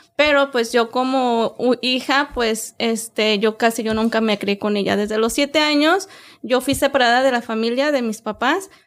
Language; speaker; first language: Spanish; native; Spanish